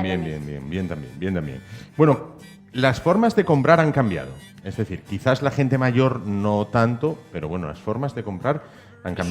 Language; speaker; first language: Spanish; native; Spanish